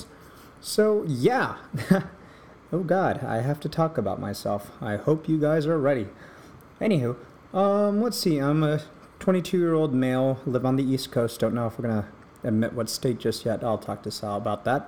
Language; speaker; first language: English; native; English